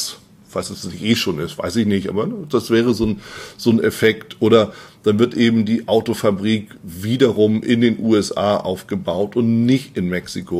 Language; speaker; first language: German; native; German